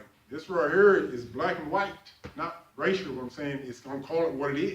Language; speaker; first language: English; native; English